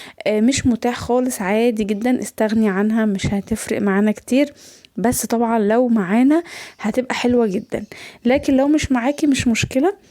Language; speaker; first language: Arabic; native; Arabic